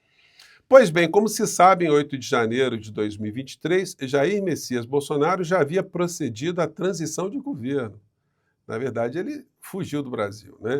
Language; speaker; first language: Portuguese; native; Portuguese